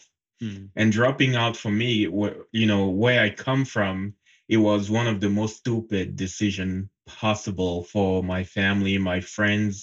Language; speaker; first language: English; non-native, local second language; French